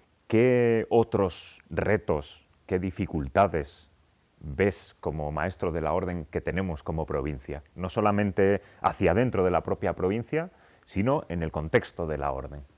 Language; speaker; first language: Spanish; native; Spanish